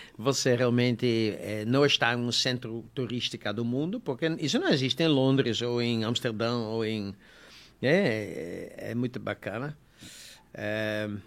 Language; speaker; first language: Portuguese; non-native, fluent; Dutch